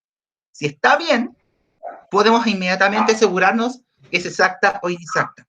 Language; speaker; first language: Spanish; native; Spanish